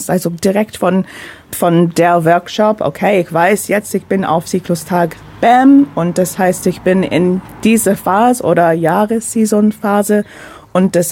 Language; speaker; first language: German; non-native, fluent; English